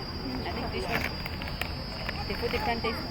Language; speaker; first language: English; non-native, learner; Tamil